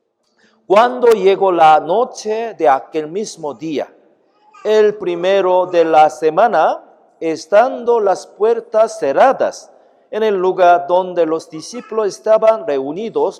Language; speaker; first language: Spanish; non-native, fluent; Korean